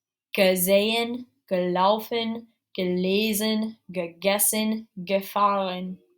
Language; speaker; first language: German; non-native, fluent; English